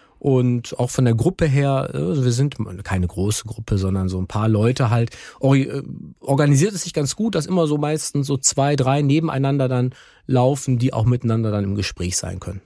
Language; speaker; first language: German; native; German